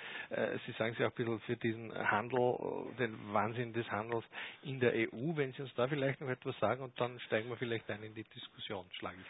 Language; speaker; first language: German; native; German